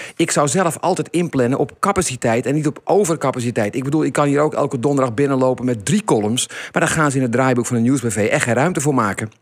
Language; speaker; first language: Dutch; native; Dutch